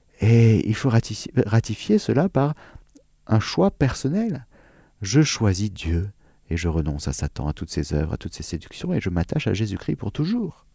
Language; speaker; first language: French; native; French